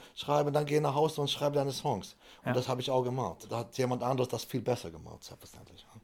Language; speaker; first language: German; non-native, fluent; Swedish